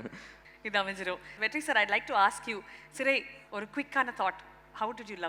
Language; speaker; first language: Tamil; native; Tamil